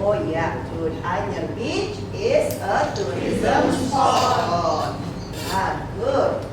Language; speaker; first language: English; non-native, local second language; Indonesian